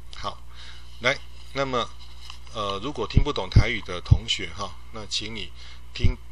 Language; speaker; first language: Chinese; non-native, local second language; Min Nan Chinese